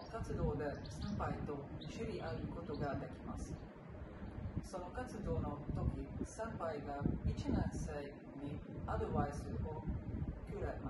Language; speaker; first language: Japanese; non-native, learner; Hungarian